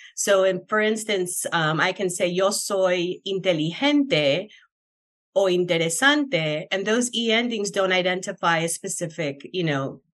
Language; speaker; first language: English; non-native, fluent; Spanish